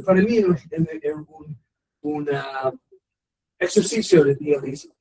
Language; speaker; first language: Spanish; non-native, learner; English